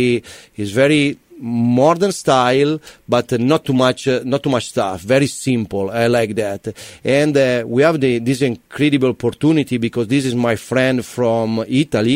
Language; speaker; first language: English; non-native, learner; Italian